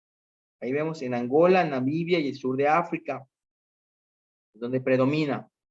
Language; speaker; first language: Spanish; native; Spanish